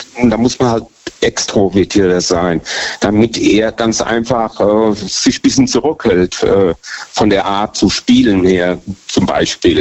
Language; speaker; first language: German; native; German